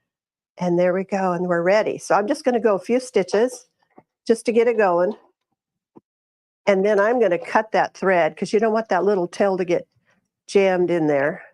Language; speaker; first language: English; native; English